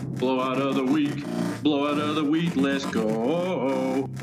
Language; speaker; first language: English; native; English